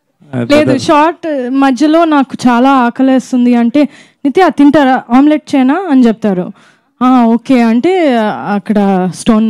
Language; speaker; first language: Telugu; non-native, fluent; Malayalam